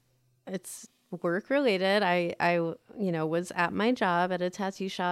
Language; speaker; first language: English; native; English